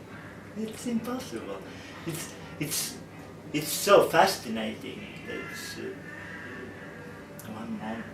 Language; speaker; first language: English; non-native, learner; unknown